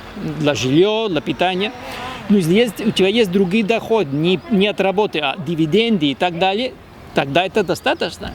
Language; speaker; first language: Russian; non-native, fluent; Spanish